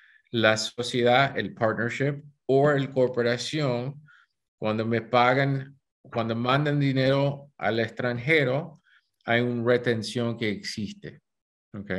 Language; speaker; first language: Spanish; early bilingual, heritage; Spanish